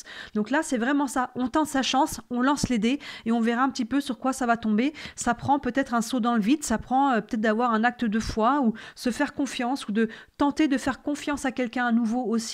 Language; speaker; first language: French; native; French